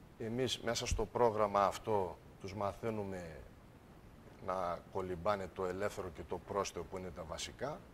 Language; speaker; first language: Greek; early bilingual, heritage; Greek